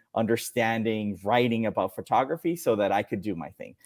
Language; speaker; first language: English; non-native, fluent; Spanish